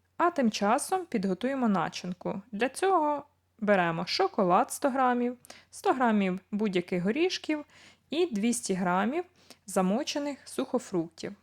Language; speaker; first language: Ukrainian; native; Ukrainian